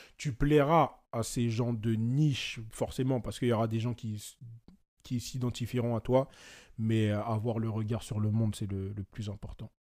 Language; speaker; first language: French; native; French